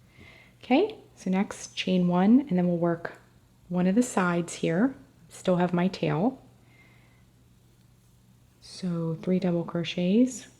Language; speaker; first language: English; native; English